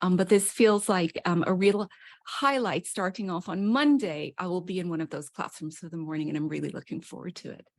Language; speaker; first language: English; native; English